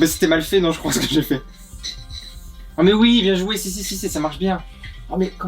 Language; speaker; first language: French; native; French